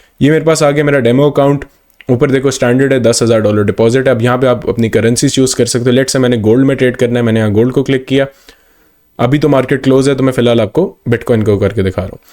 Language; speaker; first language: Urdu; non-native, local second language; Punjabi